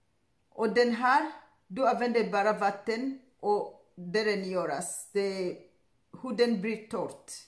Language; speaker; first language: Swedish; non-native, learner; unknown